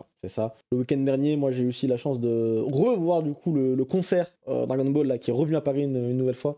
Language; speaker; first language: French; native; French